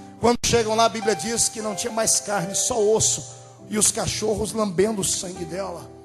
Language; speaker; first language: Portuguese; native; Portuguese